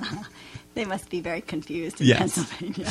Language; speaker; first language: English; native; English